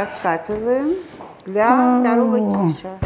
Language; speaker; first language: Russian; native; Russian